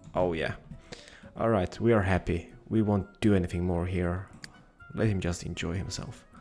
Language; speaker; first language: English; non-native, fluent; Polish